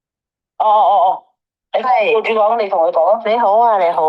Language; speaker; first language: Cantonese; native; Cantonese